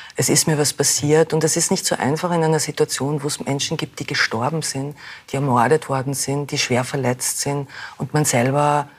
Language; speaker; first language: German; native; German